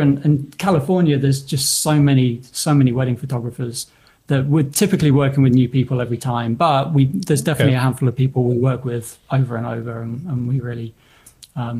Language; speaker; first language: English; native; English